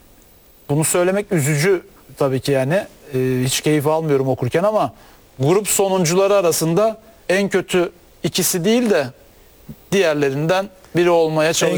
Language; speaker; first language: Turkish; native; Turkish